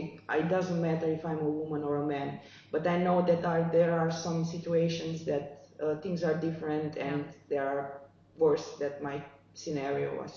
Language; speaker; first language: English; non-native, fluent; Romanian